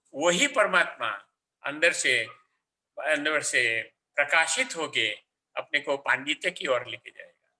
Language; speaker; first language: Hindi; non-native, local second language; Gujarati